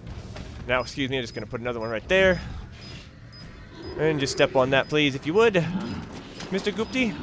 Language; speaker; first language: English; native; English